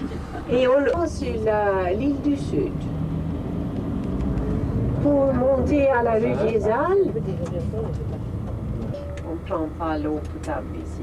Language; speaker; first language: French; non-native, fluent; Swedish